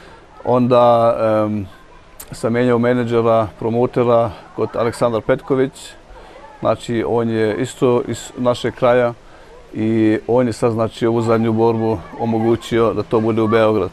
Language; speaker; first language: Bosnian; early bilingual, heritage; Bosnian